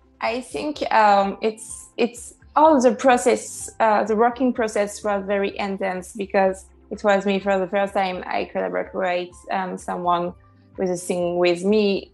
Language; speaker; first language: English; non-native, fluent; French